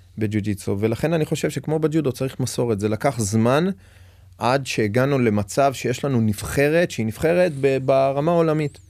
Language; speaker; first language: Hebrew; native; Hebrew